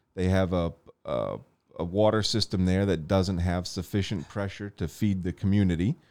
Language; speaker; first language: English; native; English